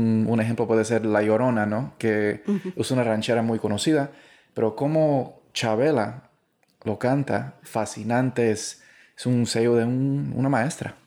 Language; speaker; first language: Spanish; early bilingual, heritage; Spanish